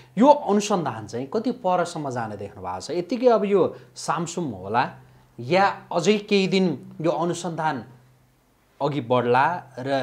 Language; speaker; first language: Nepali; native; Nepali